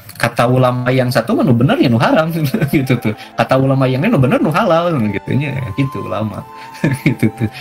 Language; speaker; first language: Indonesian; non-native, local second language; Sundanese